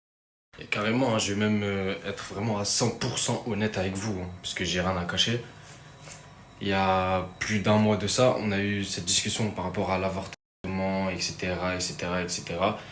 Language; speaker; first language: French; native; French